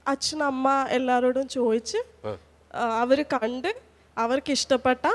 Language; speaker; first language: Malayalam; early bilingual, other home language; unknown